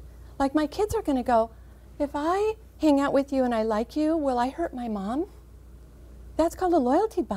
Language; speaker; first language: English; native; English